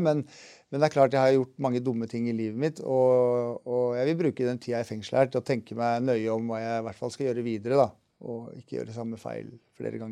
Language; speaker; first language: Norwegian; native; Norwegian